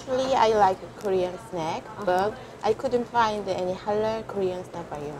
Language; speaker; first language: English; non-native, learner; Korean